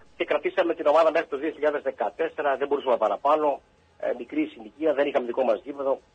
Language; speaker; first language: Greek; early bilingual, heritage; Greek